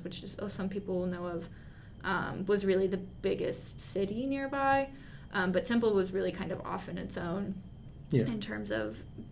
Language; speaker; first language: English; native; English